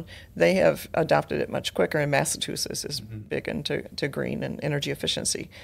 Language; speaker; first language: English; native; English